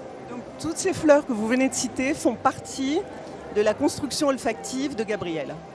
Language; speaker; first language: French; native; French